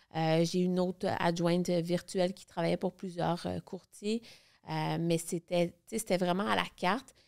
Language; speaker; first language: French; native; French